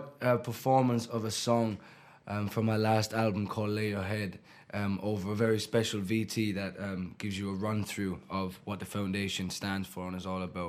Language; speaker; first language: English; native; English